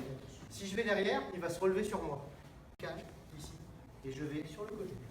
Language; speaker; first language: French; native; French